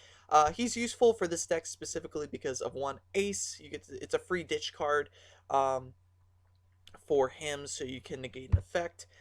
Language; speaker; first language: English; native; English